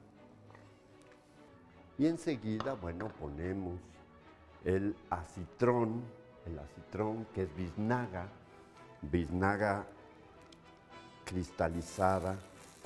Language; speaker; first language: Spanish; native; Spanish